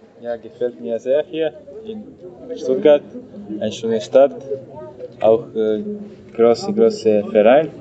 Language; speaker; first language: German; non-native, learner; Croatian